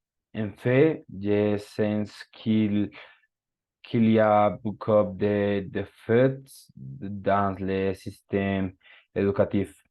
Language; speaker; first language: French; non-native, learner; Spanish